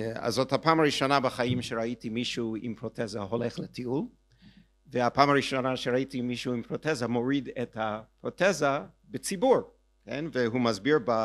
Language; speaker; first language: Hebrew; non-native, fluent; English